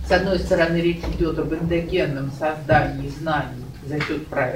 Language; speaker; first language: Russian; native; Russian